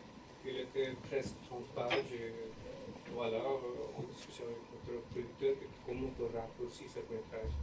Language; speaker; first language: French; non-native, learner; English